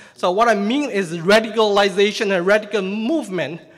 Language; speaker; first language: English; non-native, fluent; Burmese